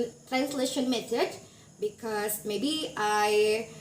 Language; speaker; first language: English; non-native, learner; Indonesian